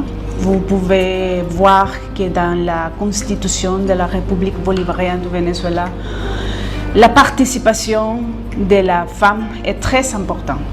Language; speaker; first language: French; non-native, fluent; Spanish